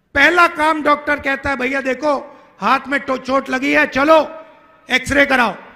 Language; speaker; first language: Hindi; native; Hindi